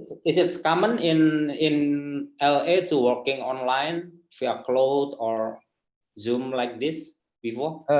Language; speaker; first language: English; non-native, local second language; Indonesian